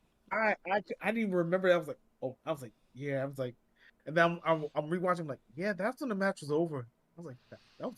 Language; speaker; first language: English; native; English